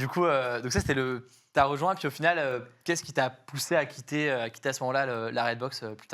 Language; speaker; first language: French; native; French